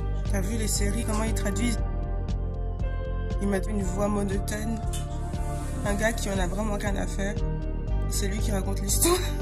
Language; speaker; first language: French; native; French